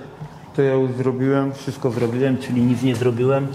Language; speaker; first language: Polish; native; Polish